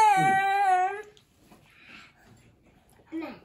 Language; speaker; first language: Japanese; native; Japanese